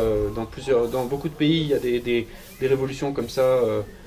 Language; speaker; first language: French; native; French